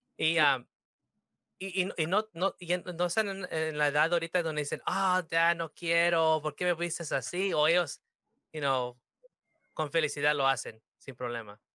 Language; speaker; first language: Spanish; early bilingual, heritage; Spanish